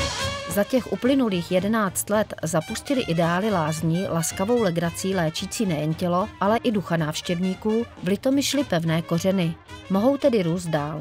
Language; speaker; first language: Czech; native; Czech